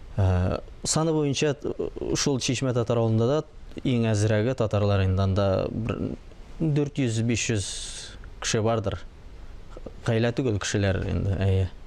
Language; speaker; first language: Tatar; early bilingual, heritage; Tatar